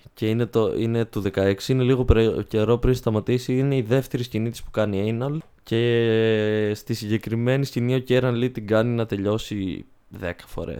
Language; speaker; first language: Greek; native; Greek